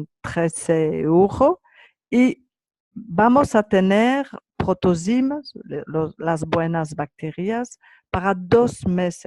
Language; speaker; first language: Spanish; non-native, learner; French